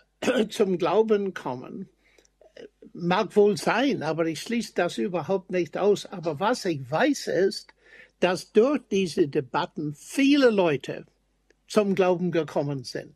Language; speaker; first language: German; non-native, fluent; English